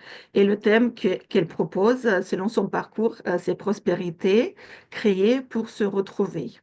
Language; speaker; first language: French; non-native, fluent; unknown